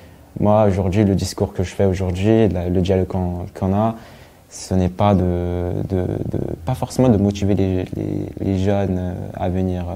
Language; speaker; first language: French; native; French